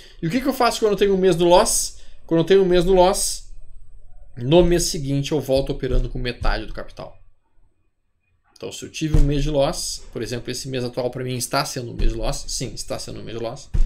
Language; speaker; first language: Portuguese; native; Portuguese